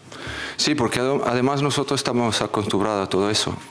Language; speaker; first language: Spanish; non-native, fluent; French